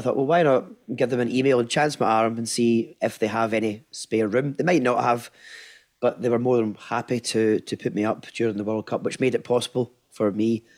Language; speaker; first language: English; native; English